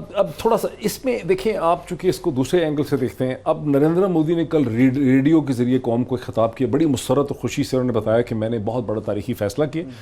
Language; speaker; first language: Urdu; native; Urdu